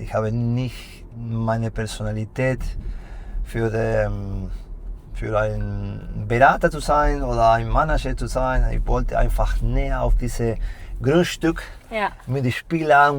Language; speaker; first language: German; non-native, fluent; Spanish